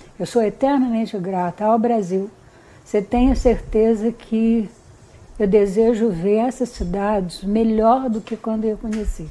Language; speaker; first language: Portuguese; early bilingual, other home language; Hungarian